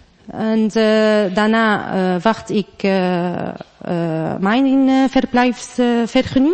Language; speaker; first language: Dutch; non-native, learner; Arabic